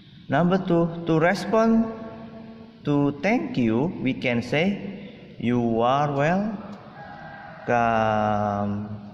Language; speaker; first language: English; non-native, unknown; Indonesian